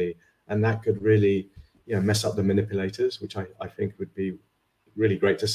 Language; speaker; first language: English; native; English